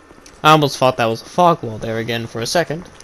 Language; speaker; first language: English; native; English